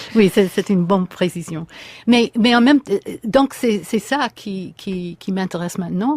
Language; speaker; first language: French; non-native, fluent; English